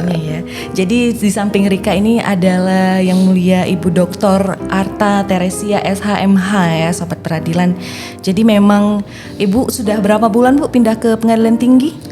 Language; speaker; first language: Indonesian; native; Indonesian